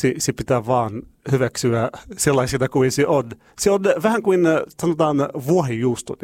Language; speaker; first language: Finnish; non-native, learner; Arabic